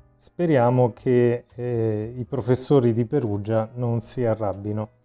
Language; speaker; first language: Italian; native; Italian